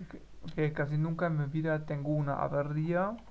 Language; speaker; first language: Spanish; non-native, learner; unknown